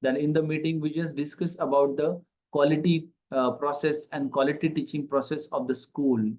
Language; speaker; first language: English; non-native, local second language; Marathi